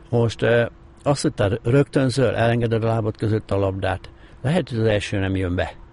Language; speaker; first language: Hungarian; native; Hungarian